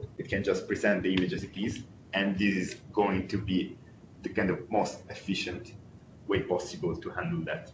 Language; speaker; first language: English; non-native, fluent; Italian